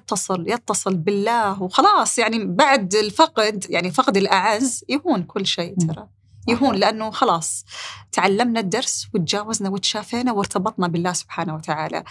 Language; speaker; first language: Arabic; native; Arabic